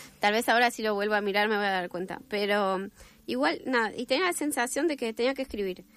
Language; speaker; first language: Spanish; non-native, fluent; French